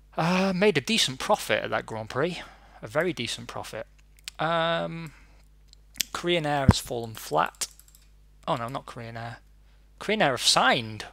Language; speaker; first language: English; native; English